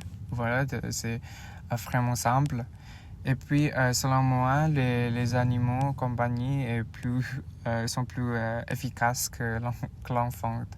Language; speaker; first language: French; non-native, learner; Indonesian